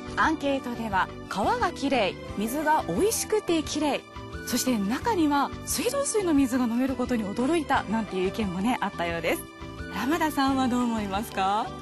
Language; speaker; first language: Japanese; native; Japanese